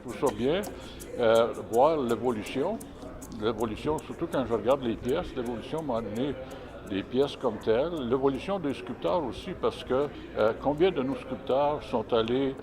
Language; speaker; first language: French; native; French